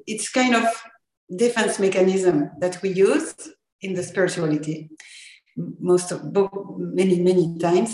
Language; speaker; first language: English; non-native, fluent; French